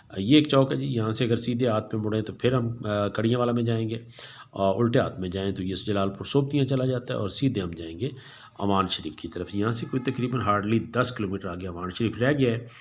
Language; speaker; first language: Urdu; non-native, local second language; Punjabi